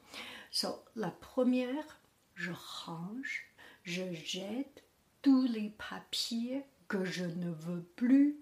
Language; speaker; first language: French; non-native, learner; Chinese